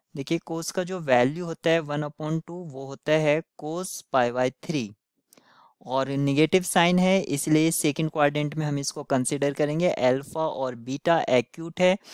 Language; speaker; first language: Hindi; native; Hindi